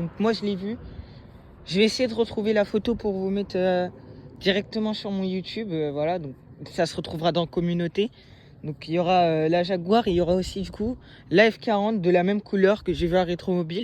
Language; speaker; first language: French; native; French